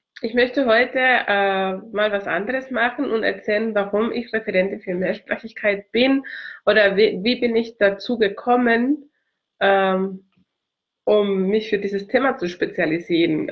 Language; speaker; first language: German; non-native, fluent; Spanish